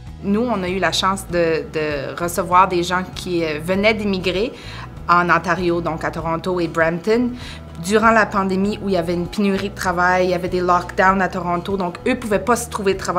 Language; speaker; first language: French; native; French